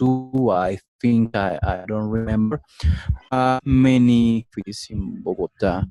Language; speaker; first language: English; non-native, learner; Spanish